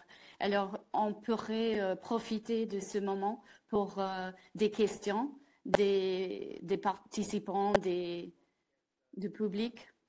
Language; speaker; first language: French; non-native, fluent; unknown